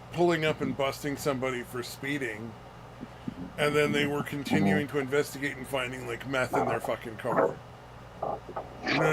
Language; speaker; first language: English; native; English